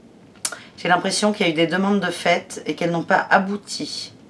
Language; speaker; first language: French; native; French